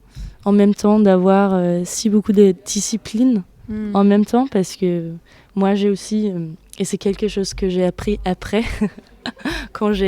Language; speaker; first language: French; non-native, fluent; Danish